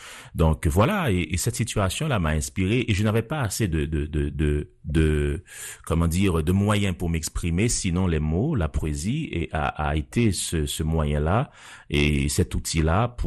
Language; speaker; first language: French; non-native, local second language; Haitian Creole